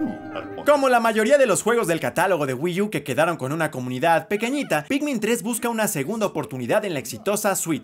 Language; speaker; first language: Spanish; native; Spanish